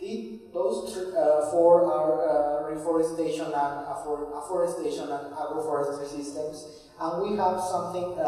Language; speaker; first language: English; non-native, fluent; Spanish